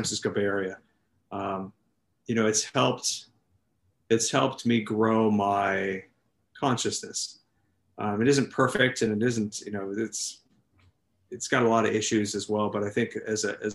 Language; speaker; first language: English; native; English